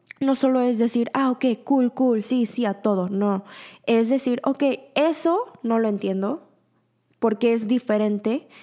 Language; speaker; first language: Spanish; early bilingual, other home language; Korean